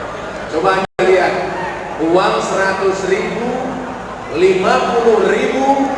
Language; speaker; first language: Indonesian; non-native, local second language; Javanese